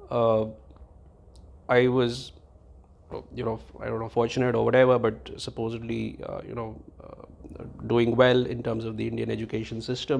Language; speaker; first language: English; non-native, local second language; Hindi